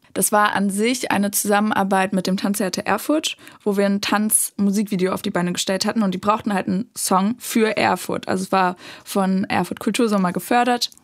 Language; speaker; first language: German; native; German